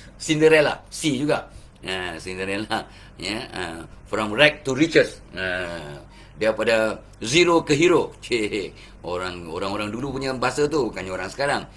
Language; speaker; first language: Malay; native; Malay